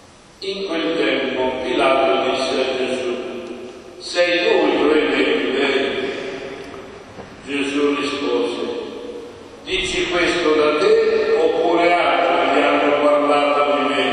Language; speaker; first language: Italian; native; Italian